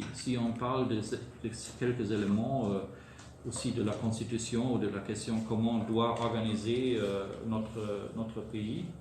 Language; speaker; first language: French; non-native, fluent; German